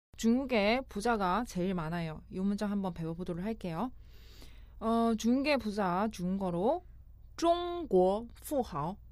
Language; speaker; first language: Korean; non-native, fluent; Chinese